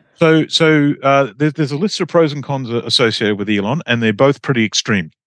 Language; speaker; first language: English; native; English